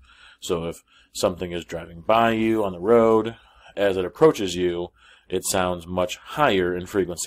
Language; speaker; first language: English; native; English